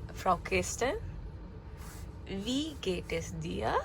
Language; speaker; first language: German; non-native, learner; Malayalam